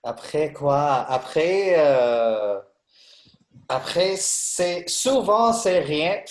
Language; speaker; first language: French; non-native, learner; Arabic